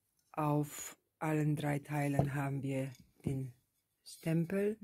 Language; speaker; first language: German; non-native, fluent; Russian